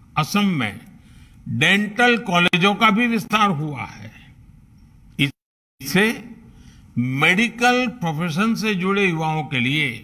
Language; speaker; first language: Hindi; non-native, local second language; Gujarati